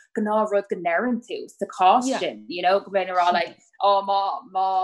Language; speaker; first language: Irish; native; Irish